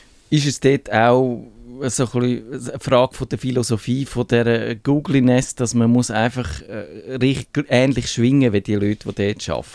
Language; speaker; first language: German; native; German